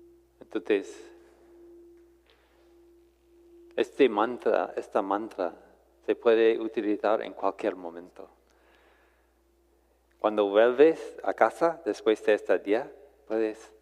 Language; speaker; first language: Spanish; non-native, fluent; English